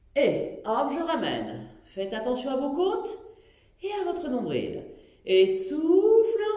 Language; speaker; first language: French; native; French